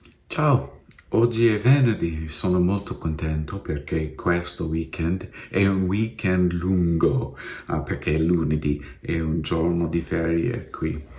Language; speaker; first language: Italian; non-native, learner; English